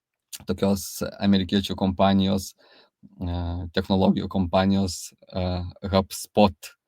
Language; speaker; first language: Lithuanian; native; Lithuanian